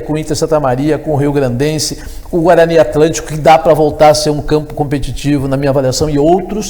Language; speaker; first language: Portuguese; native; Portuguese